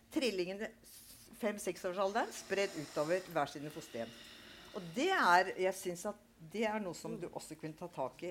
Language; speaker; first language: Norwegian; native; Norwegian